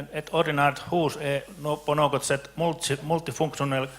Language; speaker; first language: Swedish; non-native, local second language; Finnish